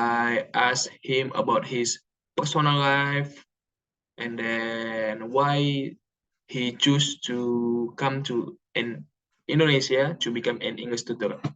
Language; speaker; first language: English; non-native, learner; Indonesian